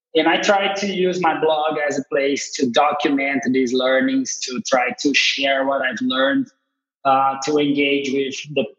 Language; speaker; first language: English; non-native, fluent; Portuguese